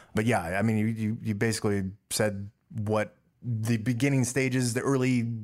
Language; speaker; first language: English; early bilingual, other home language; Dutch